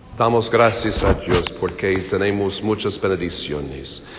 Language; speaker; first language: Spanish; non-native, learner; English